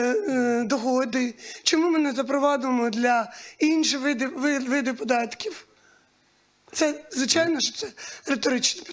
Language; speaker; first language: Ukrainian; native; Ukrainian